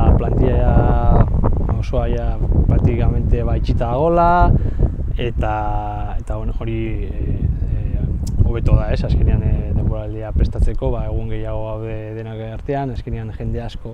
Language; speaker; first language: Basque; non-native, local second language; Spanish